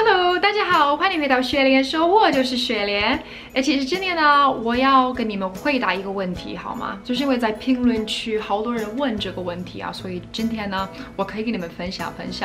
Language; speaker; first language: Chinese; non-native, fluent; English